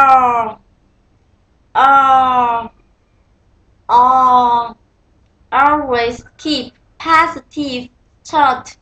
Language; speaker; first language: English; non-native, learner; Vietnamese